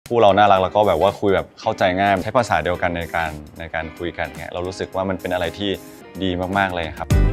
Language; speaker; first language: Thai; native; Thai